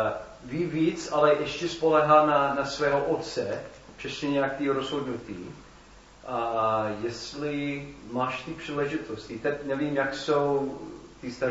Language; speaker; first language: Czech; non-native, fluent; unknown